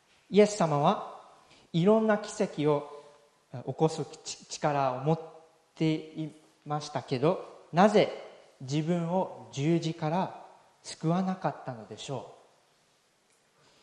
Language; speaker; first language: Japanese; native; Japanese